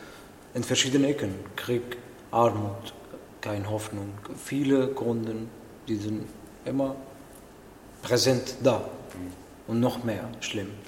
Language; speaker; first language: German; non-native, learner; Arabic